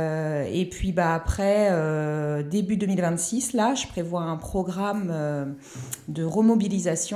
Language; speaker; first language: French; native; French